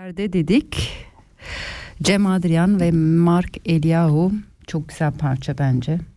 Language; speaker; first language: Turkish; early bilingual, other home language; Swiss German